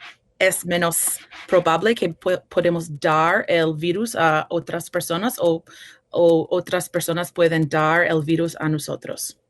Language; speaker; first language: Spanish; non-native, fluent; English